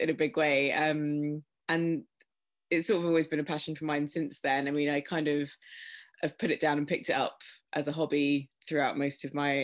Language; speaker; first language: English; native; English